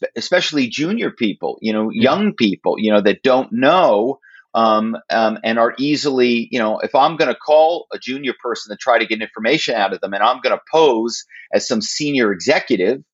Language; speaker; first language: English; native; English